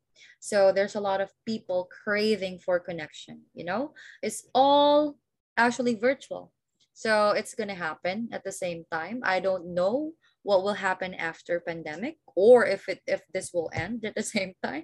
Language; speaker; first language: English; non-native, local second language; Filipino